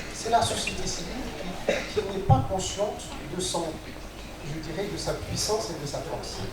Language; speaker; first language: French; non-native, local second language; Arabic